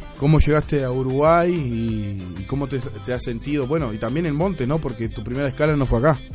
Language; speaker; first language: Spanish; native; Spanish